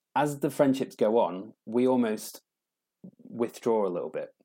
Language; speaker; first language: English; native; English